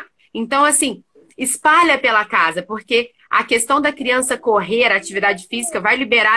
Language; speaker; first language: Portuguese; native; Portuguese